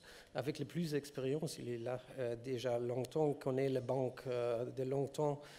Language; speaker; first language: French; non-native, learner; German